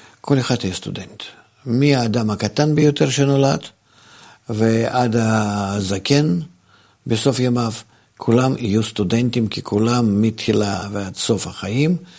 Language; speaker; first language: Hebrew; non-native, fluent; Russian